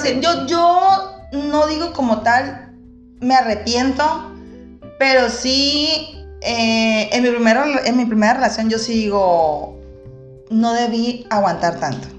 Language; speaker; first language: Spanish; native; Spanish